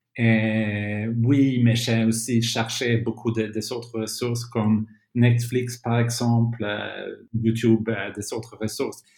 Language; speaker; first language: French; non-native, fluent; Swedish